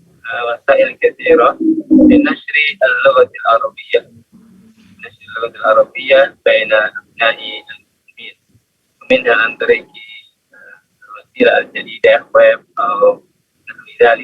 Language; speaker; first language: Arabic; non-native, fluent; Indonesian